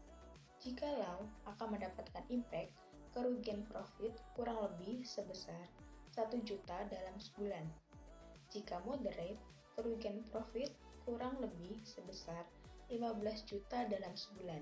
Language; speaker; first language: Indonesian; native; Indonesian